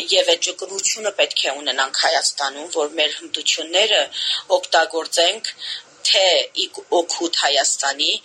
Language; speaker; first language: Armenian; early bilingual, heritage; Armenian